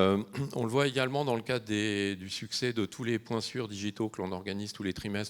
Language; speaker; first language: French; native; French